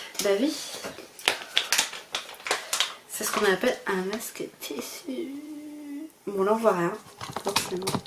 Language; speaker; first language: French; native; French